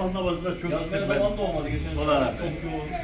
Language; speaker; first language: Turkish; native; Turkish